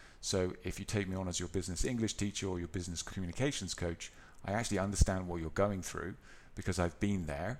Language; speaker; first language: English; native; English